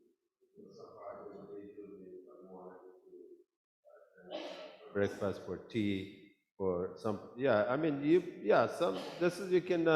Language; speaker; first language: English; non-native, local second language; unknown